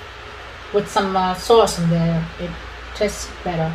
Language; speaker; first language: English; non-native, fluent; Vietnamese